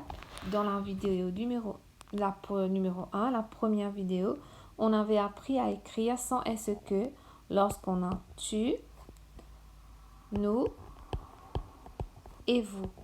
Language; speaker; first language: French; non-native, local second language; Morisyen